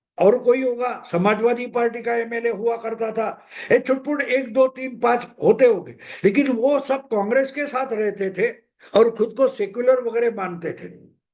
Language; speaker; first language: Hindi; non-native, local second language; Marathi